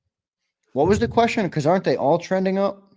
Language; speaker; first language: English; native; English